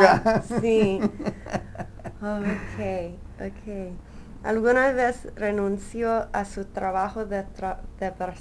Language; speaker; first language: Spanish; early bilingual, heritage; Spanish